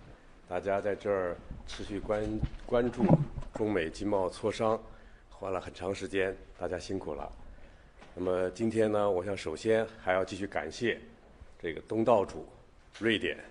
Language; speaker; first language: Chinese; native; Chinese